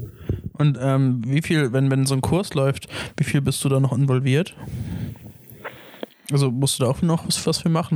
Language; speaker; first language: German; native; German